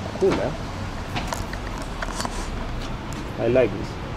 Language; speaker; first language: English; non-native, learner; Greek